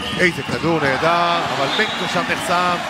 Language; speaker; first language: Hebrew; native; Hebrew